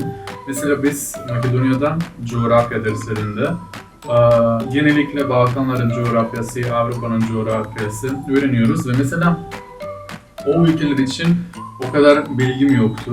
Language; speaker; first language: Turkish; non-native, fluent; Macedonian